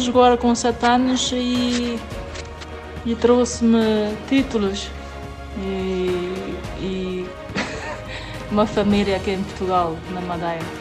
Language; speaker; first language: Portuguese; non-native, fluent; Chinese